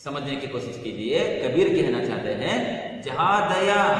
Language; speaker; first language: Hindi; non-native, local second language; Kannada